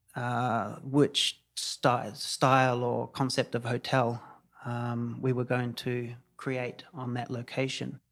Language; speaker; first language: English; native; English